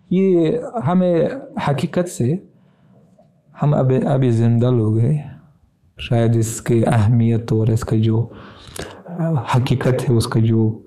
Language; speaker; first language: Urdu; non-native, fluent; Pashto